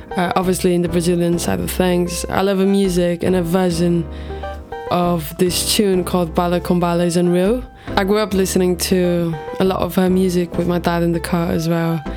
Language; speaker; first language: English; non-native, fluent; Portuguese